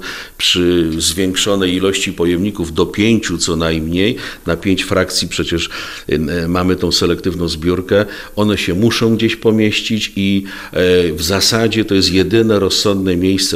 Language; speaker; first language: Polish; native; Polish